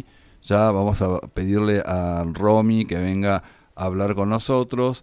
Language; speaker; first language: Spanish; native; Spanish